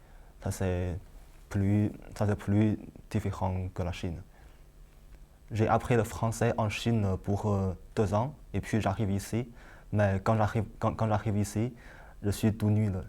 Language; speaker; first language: French; non-native, learner; Chinese